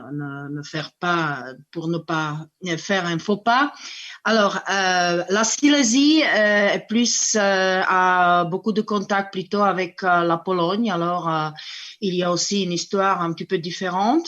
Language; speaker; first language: French; non-native, fluent; Czech